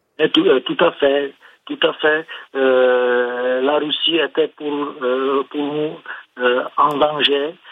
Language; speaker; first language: French; non-native, fluent; Czech